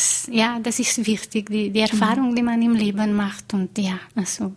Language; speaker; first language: German; non-native, fluent; Portuguese